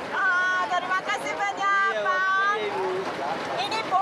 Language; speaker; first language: Indonesian; non-native, learner; Korean